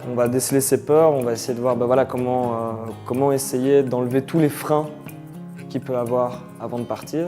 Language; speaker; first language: French; native; French